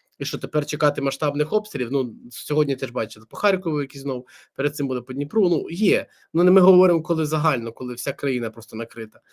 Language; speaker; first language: Ukrainian; native; Ukrainian